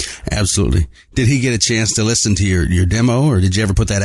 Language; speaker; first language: English; native; English